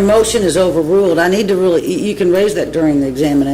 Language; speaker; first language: English; native; English